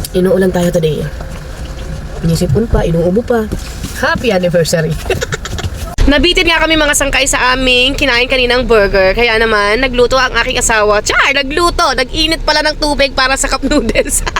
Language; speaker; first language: Filipino; non-native, local second language; Waray